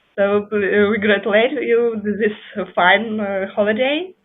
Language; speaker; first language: English; non-native, fluent; Russian